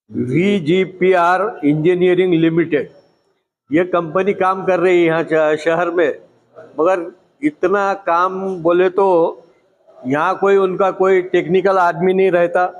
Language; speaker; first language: Hindi; non-native, local second language; Marathi